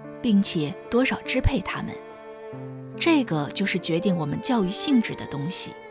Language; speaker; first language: Chinese; native; Chinese